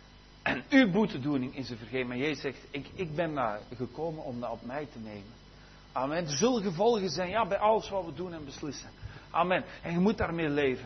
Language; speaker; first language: Dutch; native; Dutch